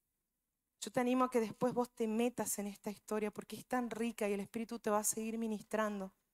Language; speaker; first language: Spanish; native; Spanish